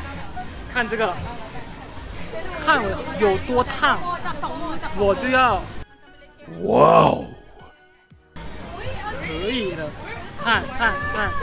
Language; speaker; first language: Chinese; non-native, learner; Thai